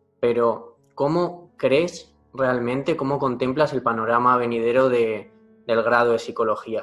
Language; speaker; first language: Spanish; native; Spanish